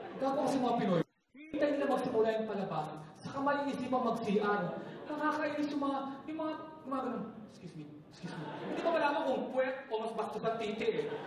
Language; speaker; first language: Filipino; native; Filipino